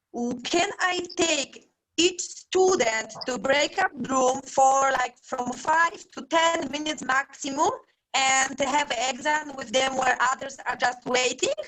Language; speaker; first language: English; non-native, fluent; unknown